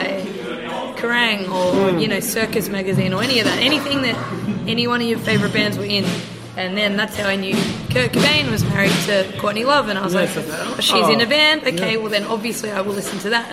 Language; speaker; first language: English; native; English